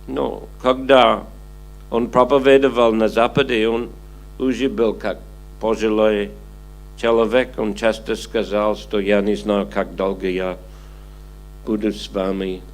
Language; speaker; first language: Russian; non-native, fluent; English